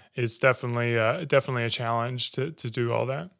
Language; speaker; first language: English; native; English